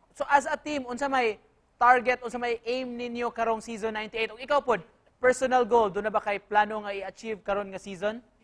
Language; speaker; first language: Cebuano; native; Cebuano